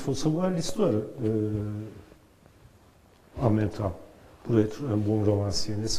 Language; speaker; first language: French; non-native, learner; Turkish